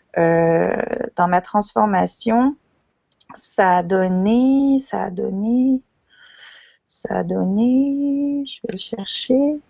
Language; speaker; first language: French; native; French